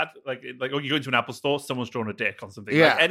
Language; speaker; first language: English; native; English